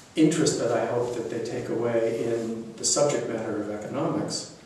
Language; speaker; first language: English; native; English